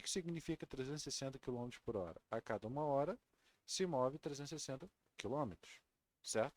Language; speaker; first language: Portuguese; native; Portuguese